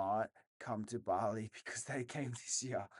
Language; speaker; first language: English; non-native, learner; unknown